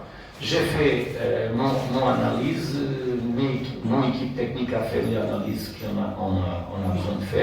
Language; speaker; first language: French; non-native, fluent; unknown